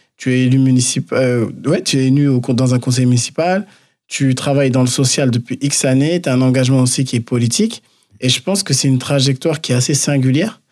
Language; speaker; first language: French; native; French